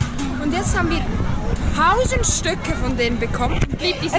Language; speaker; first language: German; native; German